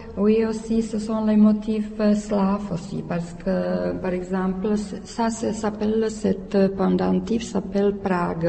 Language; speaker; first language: French; non-native, learner; Czech